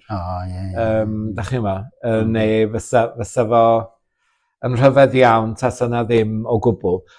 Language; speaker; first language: Welsh; native; Welsh